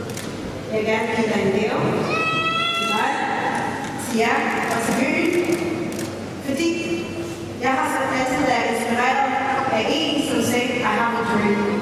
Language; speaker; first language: Danish; non-native, fluent; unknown